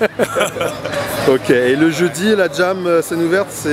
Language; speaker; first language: French; native; French